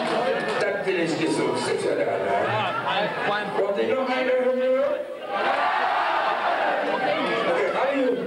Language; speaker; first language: German; non-native, learner; English